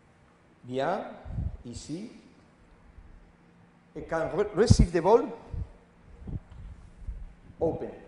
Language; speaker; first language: French; non-native, learner; Spanish